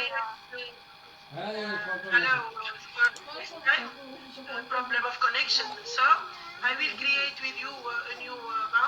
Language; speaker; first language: English; non-native, learner; Arabic